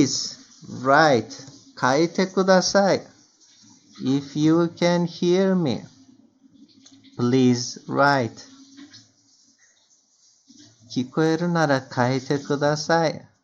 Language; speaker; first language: Japanese; non-native, fluent; Turkish